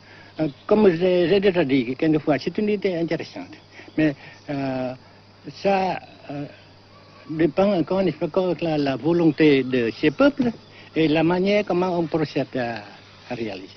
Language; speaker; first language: French; non-native, fluent; Vietnamese